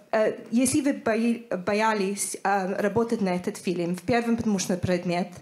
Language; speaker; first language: Russian; non-native, learner; English